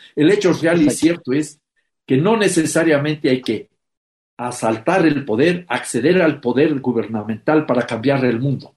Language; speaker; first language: Spanish; native; Spanish